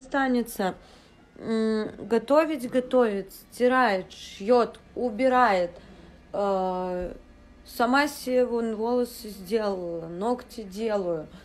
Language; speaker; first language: Russian; native; Russian